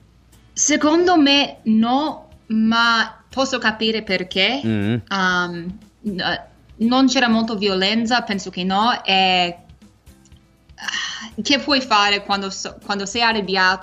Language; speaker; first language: Italian; early bilingual, heritage; English